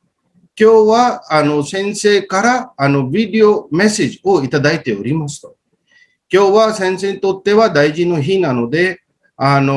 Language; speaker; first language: Japanese; non-native, fluent; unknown